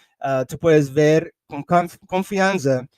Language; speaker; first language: Spanish; early bilingual, heritage; English